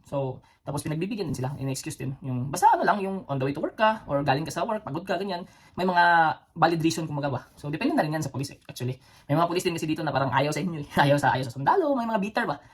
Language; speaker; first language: Filipino; non-native, local second language; Cebuano